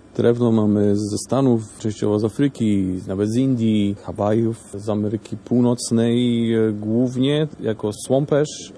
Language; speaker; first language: Polish; native; Polish